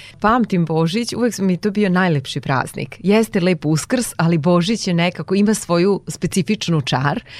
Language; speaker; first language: Serbian; non-native, local second language; Hungarian